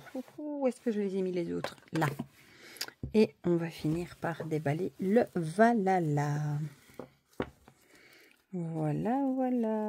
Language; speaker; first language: French; native; French